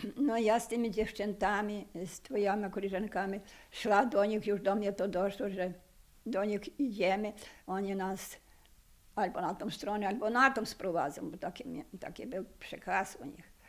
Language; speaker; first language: Polish; non-native, local second language; Ukrainian